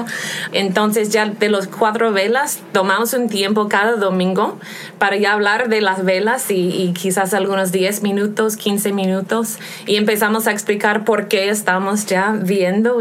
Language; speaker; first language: Spanish; non-native, fluent; English